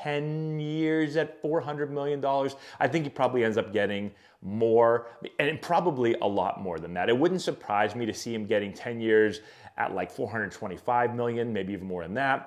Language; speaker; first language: English; native; English